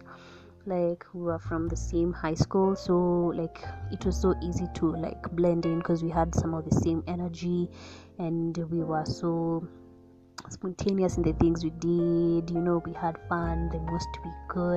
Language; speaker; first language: English; non-native, local second language; Swahili